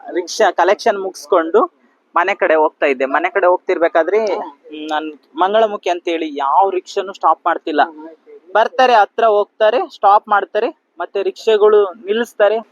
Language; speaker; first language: Kannada; native; Kannada